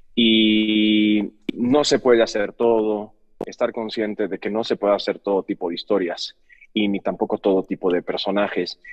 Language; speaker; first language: Spanish; native; Spanish